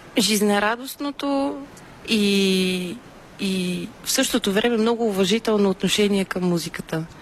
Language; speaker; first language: Bulgarian; native; Bulgarian